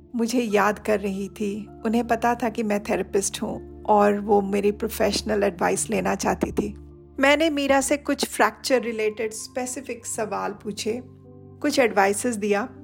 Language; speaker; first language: Hindi; non-native, local second language; Odia